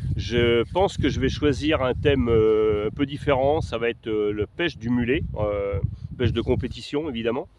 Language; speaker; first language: French; native; French